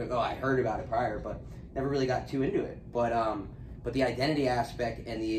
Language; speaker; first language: English; native; English